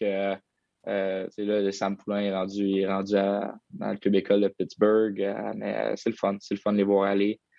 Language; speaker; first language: French; native; French